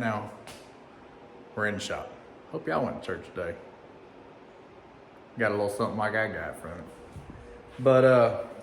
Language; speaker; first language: English; native; English